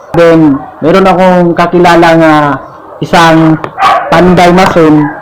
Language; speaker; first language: Filipino; non-native, local second language; Cebuano